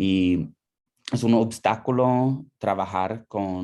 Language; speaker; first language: Spanish; non-native, fluent; English